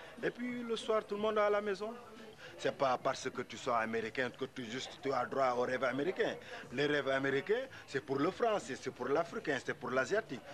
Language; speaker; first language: French; non-native, local second language; Wolof